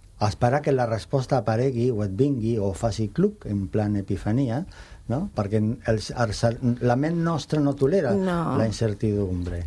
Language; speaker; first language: Catalan; non-native, fluent; Spanish